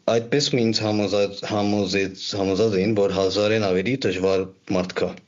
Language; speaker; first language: Armenian; early bilingual, heritage; Armenian